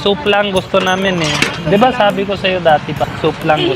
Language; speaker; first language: Filipino; non-native, learner; Punjabi